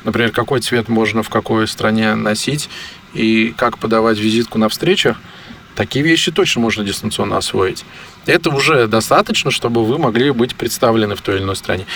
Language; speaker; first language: Russian; native; Russian